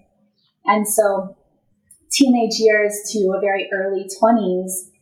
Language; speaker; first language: English; native; English